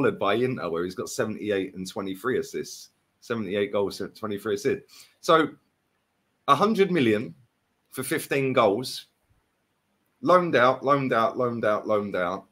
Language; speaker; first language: English; native; English